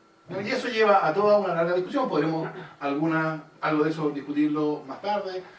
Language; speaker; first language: Spanish; native; Spanish